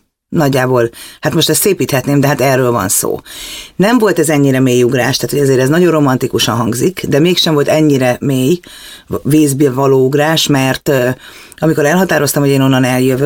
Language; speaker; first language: Hungarian; native; Hungarian